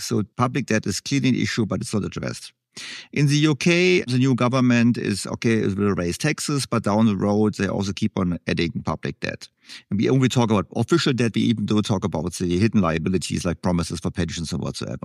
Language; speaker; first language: English; non-native, fluent; German